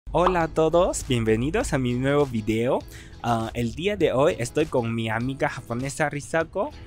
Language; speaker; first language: Spanish; non-native, fluent; Chinese